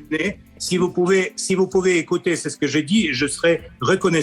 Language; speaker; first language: French; non-native, fluent; Russian